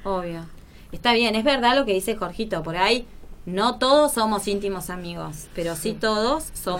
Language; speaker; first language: Spanish; native; Spanish